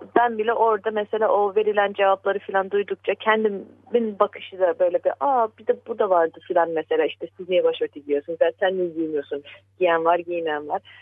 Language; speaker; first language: Turkish; early bilingual, heritage; Turkish